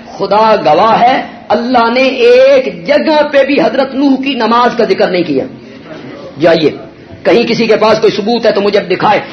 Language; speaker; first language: Urdu; non-native, local second language; Punjabi